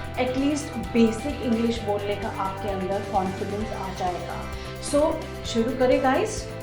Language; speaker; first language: Hindi; native; Hindi